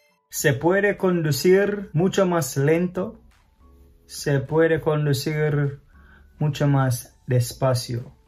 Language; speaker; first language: Spanish; non-native, fluent; English